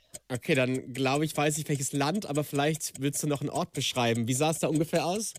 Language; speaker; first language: German; native; German